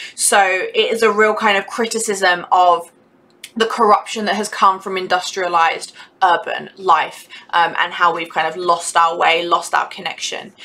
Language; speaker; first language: English; native; English